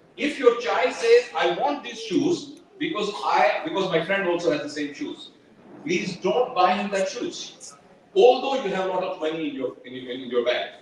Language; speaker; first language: English; non-native, local second language; Urdu